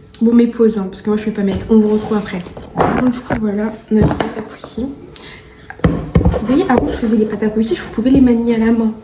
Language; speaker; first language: French; native; French